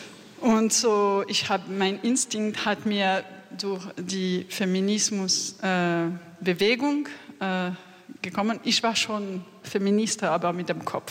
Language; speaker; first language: German; non-native, learner; French